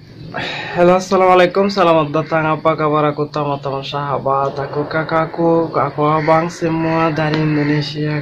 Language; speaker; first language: Indonesian; non-native, learner; Bangla